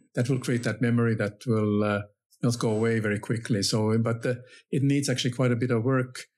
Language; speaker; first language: English; non-native, fluent; Finnish